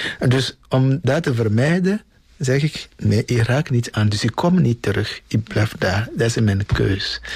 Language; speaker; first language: Dutch; non-native, fluent; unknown